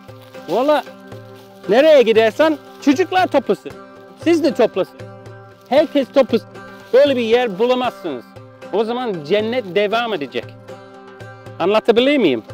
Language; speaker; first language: Turkish; non-native, learner; English